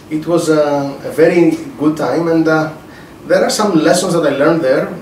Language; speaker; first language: English; non-native, fluent; Greek